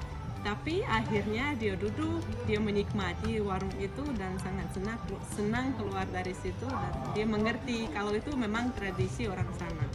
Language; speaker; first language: Indonesian; non-native, fluent; Russian